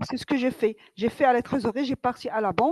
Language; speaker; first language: French; non-native, local second language; Arabic